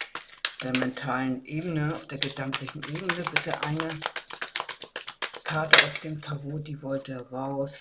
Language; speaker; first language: German; native; German